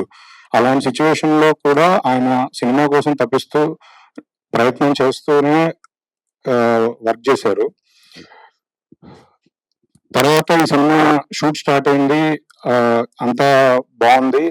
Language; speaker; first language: Telugu; native; Telugu